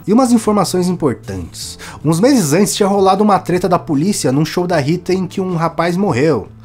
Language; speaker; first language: Portuguese; native; Portuguese